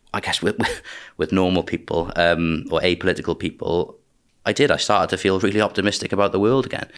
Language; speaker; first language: English; native; English